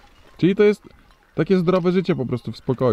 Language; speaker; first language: Polish; native; Polish